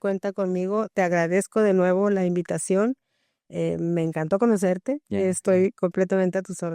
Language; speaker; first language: Spanish; native; Spanish